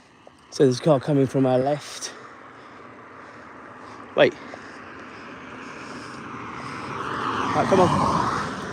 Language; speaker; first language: English; native; English